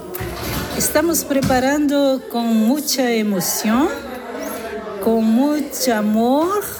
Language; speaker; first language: Spanish; non-native, learner; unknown